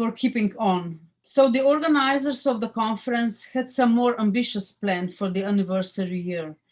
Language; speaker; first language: English; non-native, fluent; Slovenian